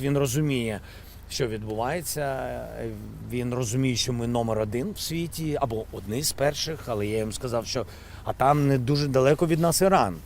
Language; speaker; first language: Ukrainian; non-native, local second language; Russian